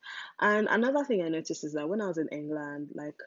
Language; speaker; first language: English; non-native, local second language; Yoruba